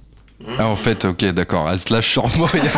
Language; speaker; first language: French; native; French